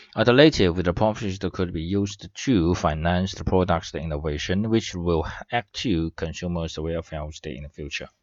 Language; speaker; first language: English; non-native, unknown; Chinese